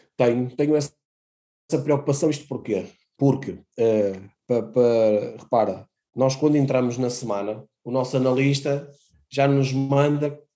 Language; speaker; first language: Portuguese; native; Portuguese